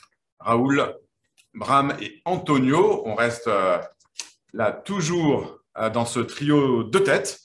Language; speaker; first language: French; native; French